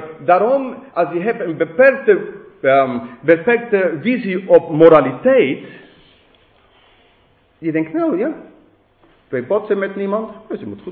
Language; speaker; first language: Dutch; non-native, fluent; English